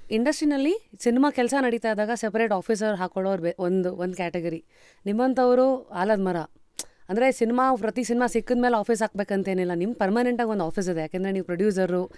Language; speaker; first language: Kannada; native; Kannada